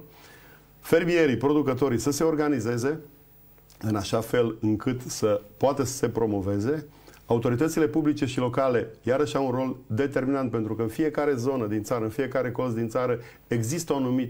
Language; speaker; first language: Romanian; native; Romanian